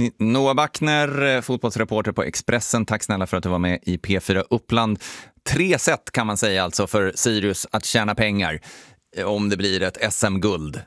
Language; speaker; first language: Swedish; native; Swedish